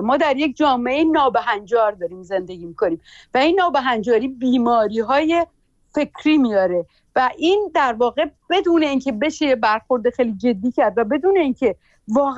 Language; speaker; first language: Persian; native; Persian